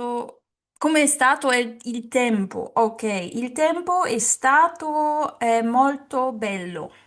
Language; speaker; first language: Italian; non-native, learner; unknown